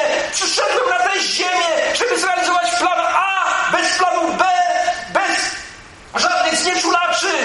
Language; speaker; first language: Polish; native; Polish